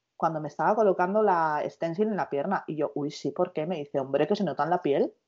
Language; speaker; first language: Spanish; native; Spanish